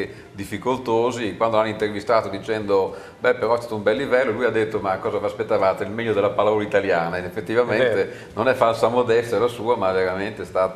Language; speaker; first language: Italian; native; Italian